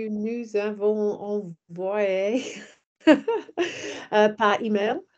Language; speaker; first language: French; non-native, learner; English